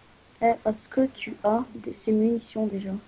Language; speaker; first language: French; native; French